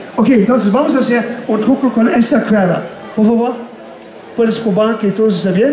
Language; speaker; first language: Spanish; non-native, fluent; German